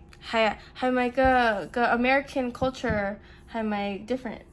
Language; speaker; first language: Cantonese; early bilingual, heritage; English